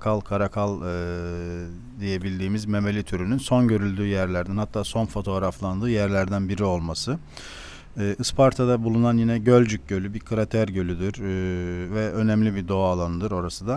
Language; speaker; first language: Turkish; native; Turkish